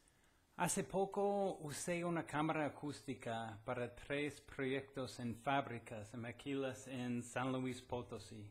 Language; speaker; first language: Spanish; non-native, fluent; English